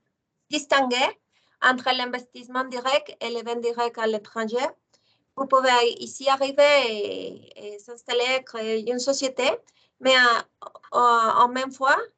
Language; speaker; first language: French; non-native, fluent; Spanish